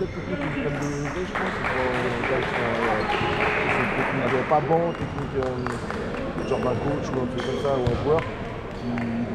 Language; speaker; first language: French; native; French